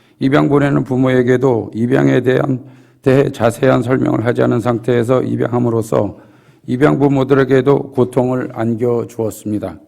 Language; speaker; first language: Korean; native; Korean